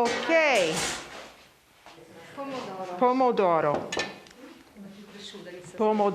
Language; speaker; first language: Italian; non-native, learner; English